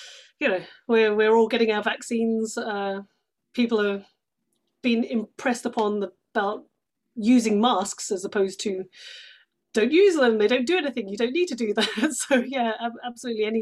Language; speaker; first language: English; native; English